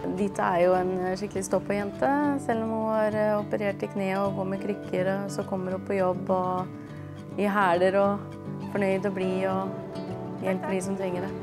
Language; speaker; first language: Norwegian; native; Norwegian